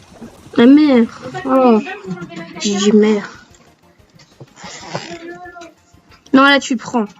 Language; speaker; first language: French; native; French